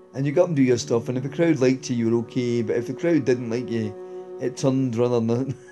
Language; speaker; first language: English; native; English